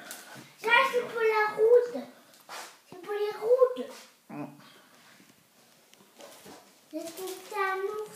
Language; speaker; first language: French; early bilingual, other home language; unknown